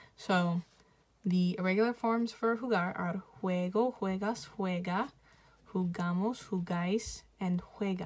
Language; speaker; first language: Spanish; non-native, fluent; English